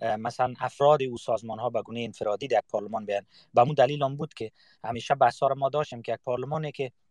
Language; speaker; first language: Persian; native; Persian